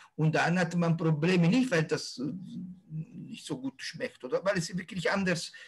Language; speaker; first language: German; non-native, fluent; Italian